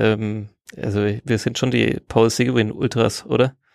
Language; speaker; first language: German; native; German